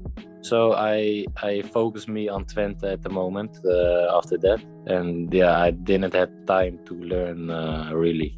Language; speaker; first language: English; non-native, fluent; Dutch